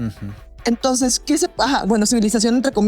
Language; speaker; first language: Spanish; native; Spanish